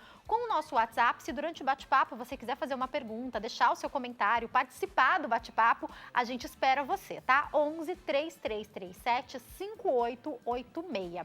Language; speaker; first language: Portuguese; native; Portuguese